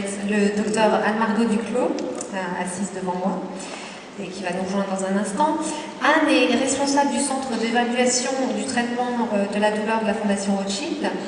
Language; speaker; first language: French; native; French